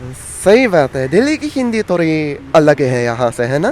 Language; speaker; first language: Hindi; non-native, fluent; Japanese